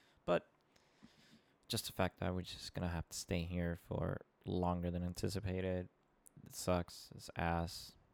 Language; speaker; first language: English; non-native, local second language; Spanish